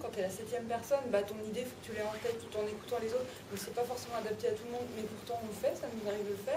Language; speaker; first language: French; native; French